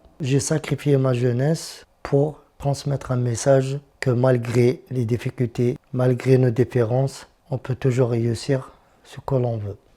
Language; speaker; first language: French; non-native, local second language; Arabic